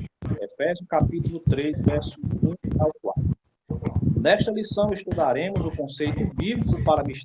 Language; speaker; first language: Portuguese; native; Portuguese